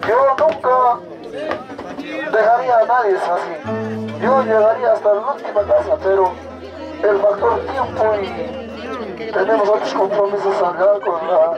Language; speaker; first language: Spanish; native; Spanish